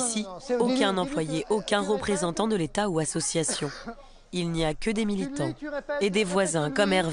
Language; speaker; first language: French; native; French